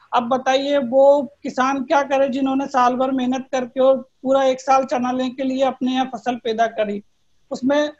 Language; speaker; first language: Hindi; native; Hindi